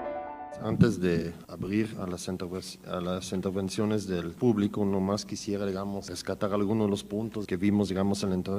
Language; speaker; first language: Spanish; native; Spanish